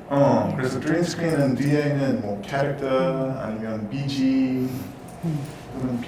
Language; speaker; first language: Korean; non-native, learner; English